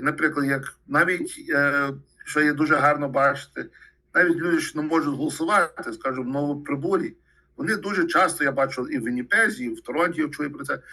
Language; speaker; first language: Ukrainian; early bilingual, heritage; Ukrainian